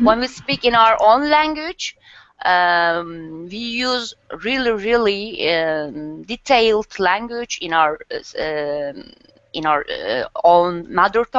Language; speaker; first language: English; non-native, learner; Turkish